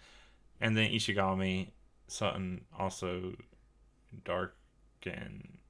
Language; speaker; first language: English; native; English